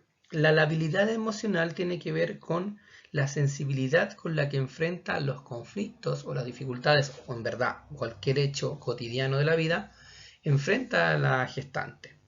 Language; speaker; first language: Spanish; native; Spanish